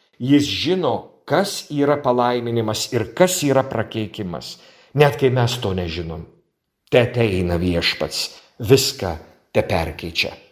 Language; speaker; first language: Lithuanian; native; Lithuanian